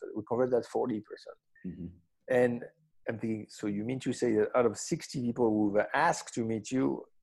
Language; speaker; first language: English; non-native, fluent; French